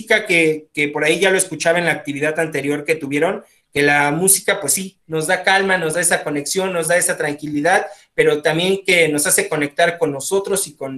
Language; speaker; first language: Spanish; native; Spanish